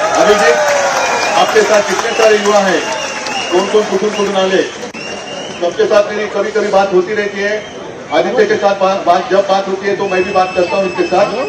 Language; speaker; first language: Hindi; non-native, local second language; Marathi